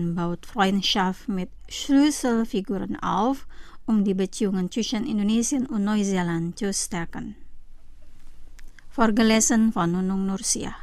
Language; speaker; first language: German; non-native, fluent; Indonesian